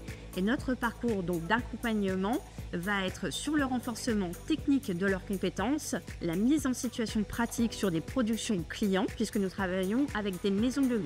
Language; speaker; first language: French; native; French